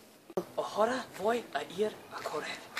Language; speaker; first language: Spanish; non-native, learner; English